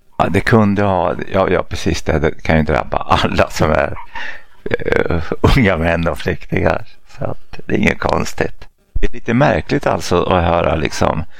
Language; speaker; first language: Swedish; early bilingual, other home language; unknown